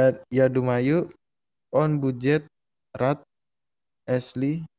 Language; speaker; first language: Russian; non-native, learner; Indonesian